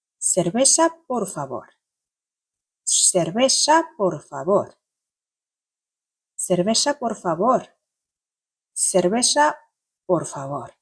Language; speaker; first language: Spanish; non-native, fluent; Korean